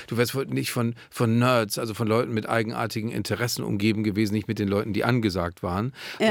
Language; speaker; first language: German; native; German